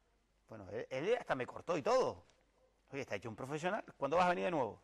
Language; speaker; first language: Spanish; native; Spanish